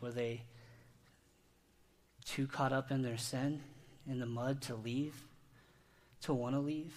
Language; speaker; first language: English; native; English